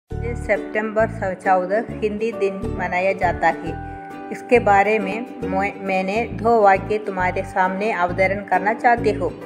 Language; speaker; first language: Hindi; non-native, local second language; Malayalam